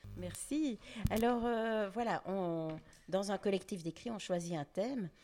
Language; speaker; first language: French; native; French